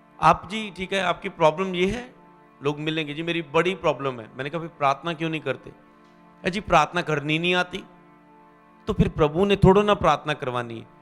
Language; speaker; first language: Hindi; non-native, local second language; Punjabi